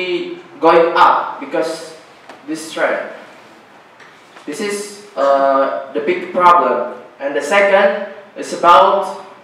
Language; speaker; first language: English; non-native, learner; Indonesian